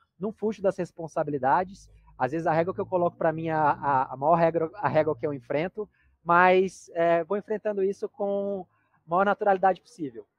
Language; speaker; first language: Portuguese; native; Portuguese